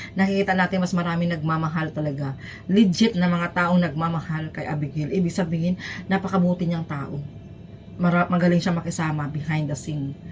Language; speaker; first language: Filipino; native; Filipino